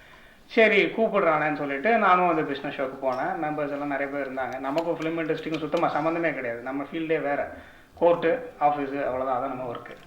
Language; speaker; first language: Tamil; native; Tamil